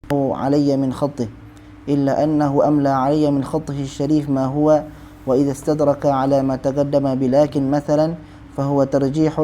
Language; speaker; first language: Arabic; non-native, fluent; Malay